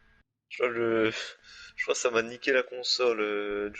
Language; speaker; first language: French; native; French